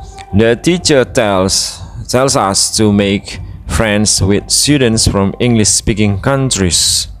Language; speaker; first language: English; non-native, fluent; Indonesian